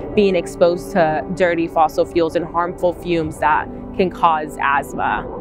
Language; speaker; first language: English; native; English